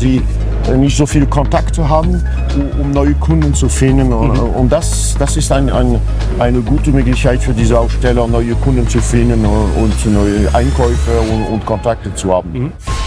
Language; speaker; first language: German; non-native, fluent; French